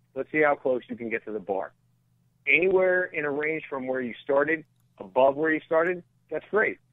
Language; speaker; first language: English; native; English